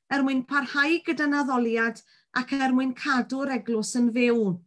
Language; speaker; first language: Welsh; native; Welsh